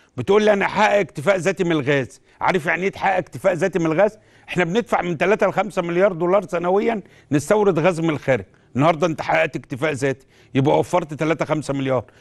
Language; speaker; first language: Arabic; native; Arabic